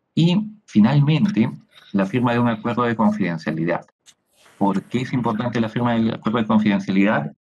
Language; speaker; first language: Spanish; native; Spanish